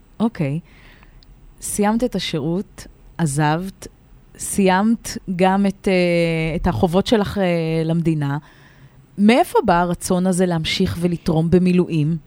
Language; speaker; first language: Hebrew; native; Hebrew